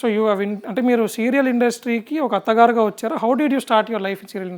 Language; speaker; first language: Telugu; native; Telugu